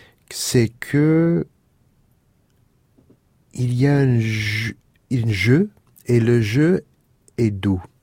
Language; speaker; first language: French; non-native, fluent; English